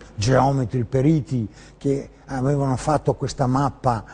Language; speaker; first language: Italian; native; Italian